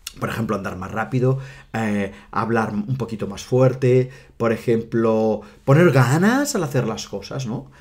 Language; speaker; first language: Spanish; non-native, local second language; Catalan